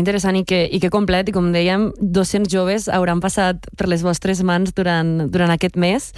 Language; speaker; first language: Catalan; native; Catalan